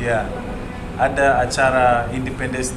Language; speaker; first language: Indonesian; non-native, fluent; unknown